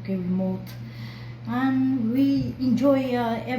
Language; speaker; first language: English; non-native, learner; Filipino